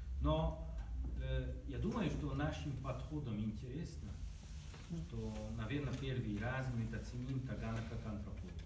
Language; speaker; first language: Russian; non-native, learner; Hungarian